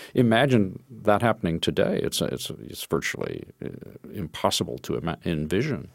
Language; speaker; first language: English; native; English